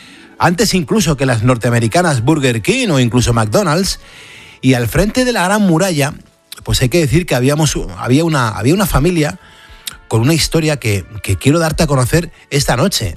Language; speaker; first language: Spanish; native; Spanish